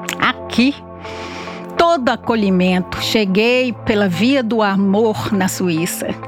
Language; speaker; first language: Portuguese; native; Portuguese